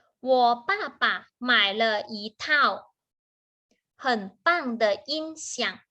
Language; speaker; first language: Chinese; non-native, fluent; Thai